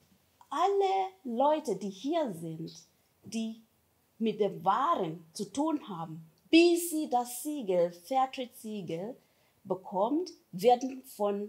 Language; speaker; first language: German; non-native, fluent; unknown